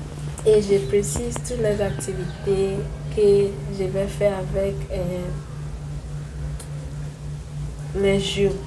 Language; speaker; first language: French; non-native, learner; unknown